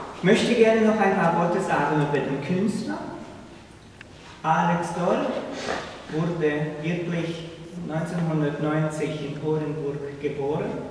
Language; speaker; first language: German; non-native, fluent; Russian